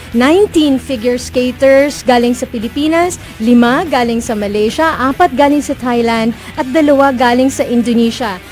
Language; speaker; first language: Filipino; non-native, local second language; Cebuano